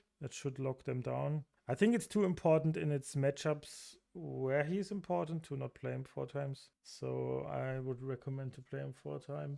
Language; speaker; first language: English; non-native, fluent; German